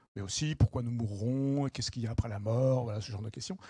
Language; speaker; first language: French; native; French